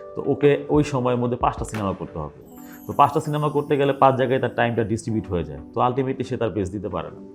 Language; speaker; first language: Bangla; native; Bangla